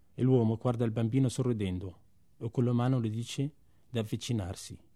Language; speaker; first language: Italian; non-native, fluent; Arabic